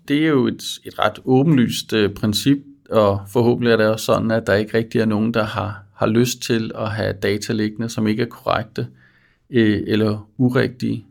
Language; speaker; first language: Danish; native; Danish